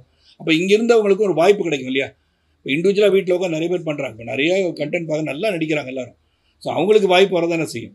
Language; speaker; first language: Tamil; native; Tamil